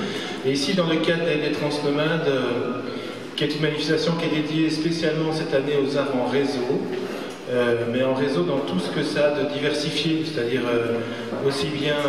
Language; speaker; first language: French; native; French